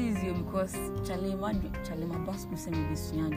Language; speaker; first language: English; non-native, local second language; Akan